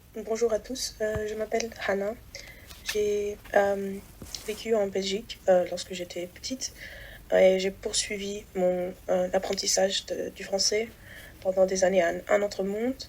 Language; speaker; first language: French; non-native, fluent; Croatian